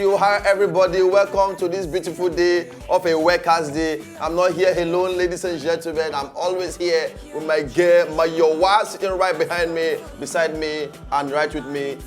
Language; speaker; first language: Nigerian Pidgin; non-native, local second language; Yoruba